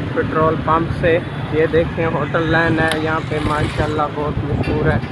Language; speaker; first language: Urdu; non-native, local second language; Saraiki